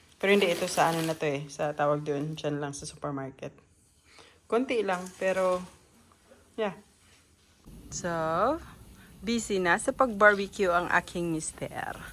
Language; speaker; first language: Filipino; non-native, local second language; Cebuano